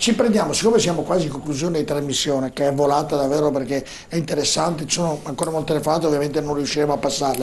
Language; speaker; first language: Italian; native; Italian